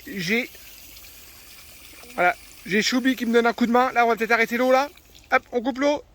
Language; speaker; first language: French; native; French